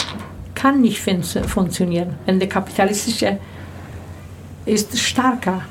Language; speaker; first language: German; early bilingual, other home language; Turkish